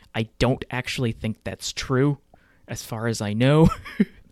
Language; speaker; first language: English; native; English